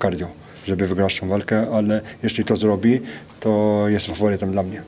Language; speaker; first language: Polish; non-native, fluent; French